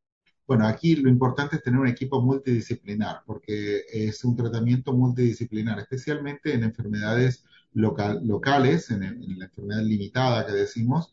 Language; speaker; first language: Spanish; native; Spanish